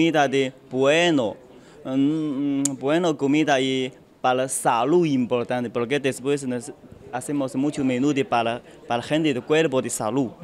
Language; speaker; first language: Spanish; non-native, learner; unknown